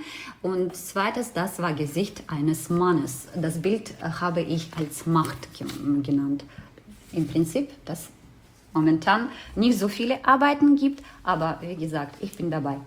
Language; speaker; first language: German; non-native, fluent; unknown